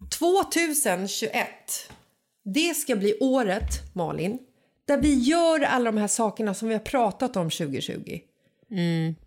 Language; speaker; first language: Swedish; native; Swedish